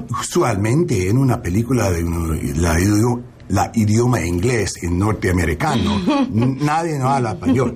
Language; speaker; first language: Spanish; non-native, learner; English